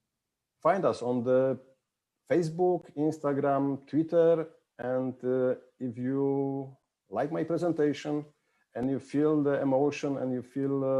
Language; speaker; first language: English; non-native, fluent; Polish